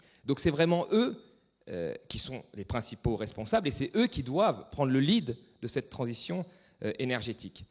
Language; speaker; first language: French; native; French